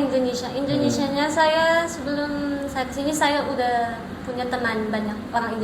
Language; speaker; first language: Indonesian; non-native, learner; Filipino